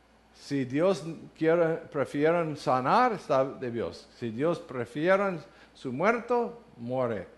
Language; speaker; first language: Spanish; non-native, learner; English